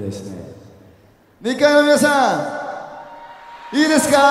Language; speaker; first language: Japanese; non-native, learner; Korean